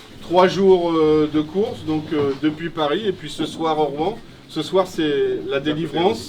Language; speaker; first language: French; native; French